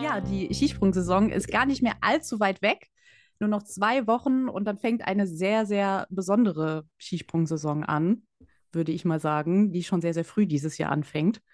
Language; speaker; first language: German; native; German